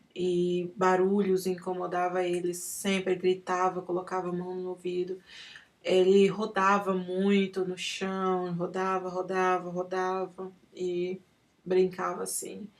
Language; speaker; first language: Portuguese; early bilingual, heritage; Portuguese